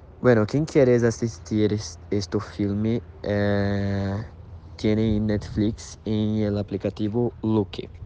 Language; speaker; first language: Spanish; non-native, learner; Portuguese